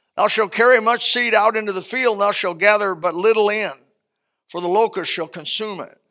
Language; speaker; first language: English; native; English